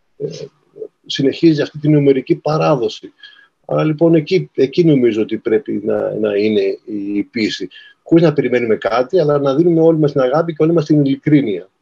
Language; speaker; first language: Greek; native; Greek